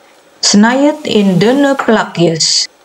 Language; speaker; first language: Dutch; non-native, fluent; Indonesian